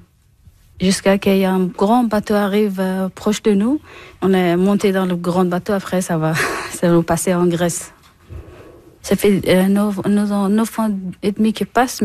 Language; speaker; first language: French; non-native, learner; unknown